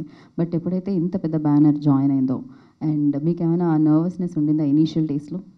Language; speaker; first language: Telugu; native; Telugu